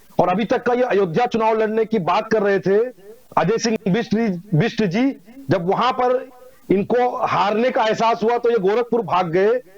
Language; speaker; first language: Hindi; native; Hindi